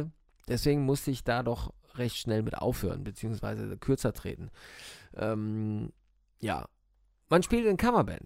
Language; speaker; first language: German; native; German